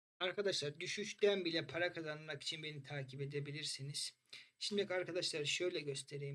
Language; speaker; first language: Turkish; native; Turkish